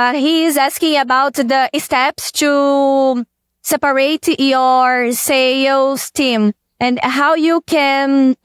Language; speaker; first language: English; non-native, fluent; Portuguese